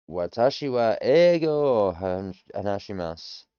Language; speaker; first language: Japanese; non-native, learner; English